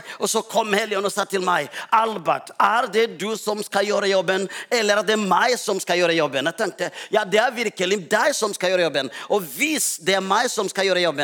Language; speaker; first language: Swedish; non-native, learner; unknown